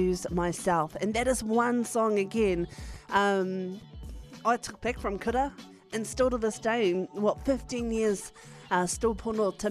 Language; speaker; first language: English; native; English